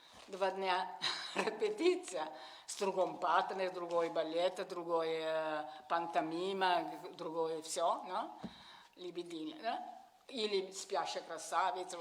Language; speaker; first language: Russian; non-native, learner; Italian